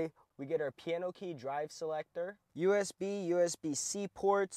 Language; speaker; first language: English; native; English